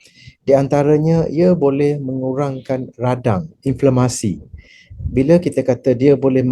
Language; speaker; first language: Malay; native; Malay